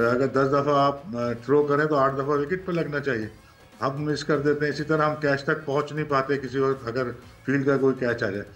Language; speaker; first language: Urdu; native; Urdu